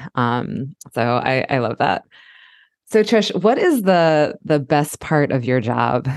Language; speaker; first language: English; native; English